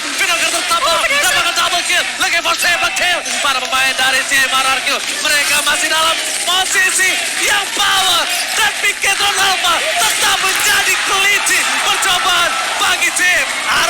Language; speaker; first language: Indonesian; native; Indonesian